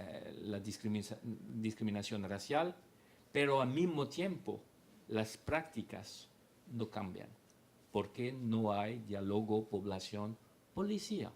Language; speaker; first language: Spanish; non-native, fluent; French